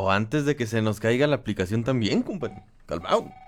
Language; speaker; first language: Spanish; native; Spanish